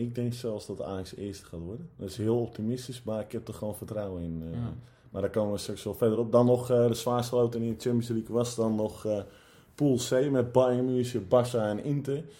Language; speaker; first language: Dutch; native; Dutch